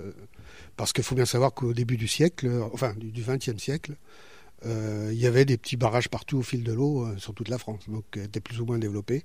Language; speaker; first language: French; native; French